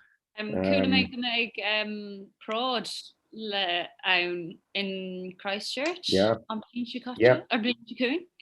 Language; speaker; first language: Irish; non-native, local second language; English